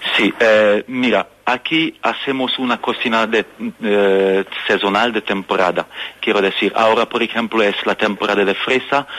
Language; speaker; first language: Spanish; non-native, learner; Hungarian